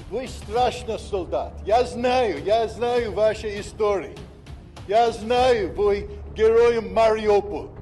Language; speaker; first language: Russian; non-native, learner; English